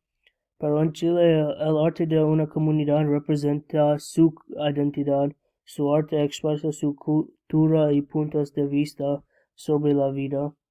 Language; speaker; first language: Spanish; non-native, learner; English